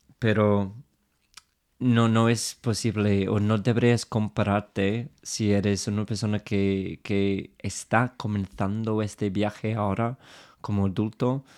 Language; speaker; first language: Spanish; non-native, fluent; English